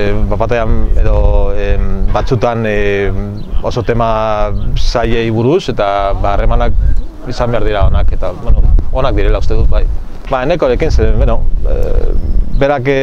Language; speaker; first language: Basque; non-native, local second language; Spanish